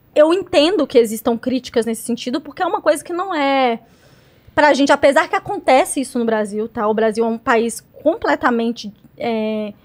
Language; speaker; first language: Portuguese; native; Portuguese